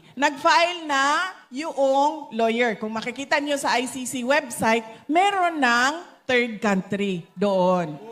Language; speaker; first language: Filipino; non-native, local second language; Cebuano